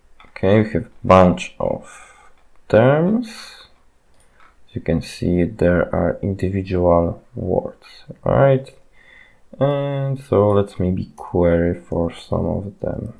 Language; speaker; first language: English; non-native, fluent; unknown